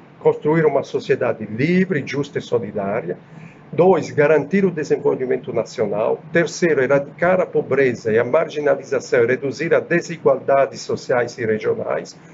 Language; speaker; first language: Portuguese; non-native, fluent; Italian